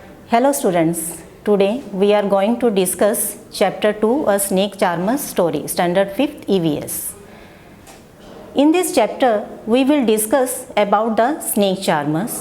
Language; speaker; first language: English; non-native, local second language; Gujarati